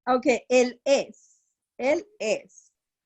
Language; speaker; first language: Spanish; non-native, fluent; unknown